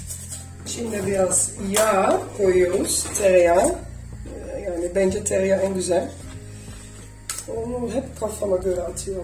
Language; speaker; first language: Turkish; early bilingual, heritage; Turkish